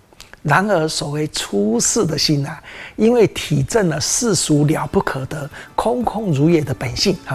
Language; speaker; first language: Chinese; native; Chinese